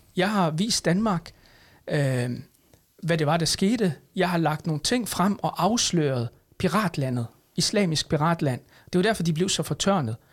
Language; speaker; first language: Danish; early bilingual, other home language; Arabic